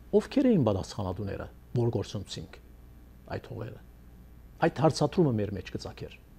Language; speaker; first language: Armenian; early bilingual, heritage; Armenian